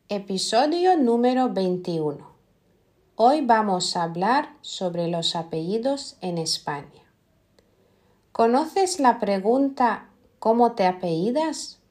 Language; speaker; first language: Spanish; non-native, fluent; Lithuanian